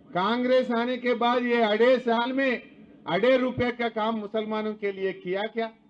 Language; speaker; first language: Hindi; non-native, local second language; Telugu